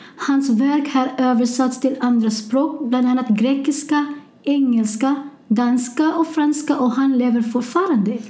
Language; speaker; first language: Swedish; non-native, fluent; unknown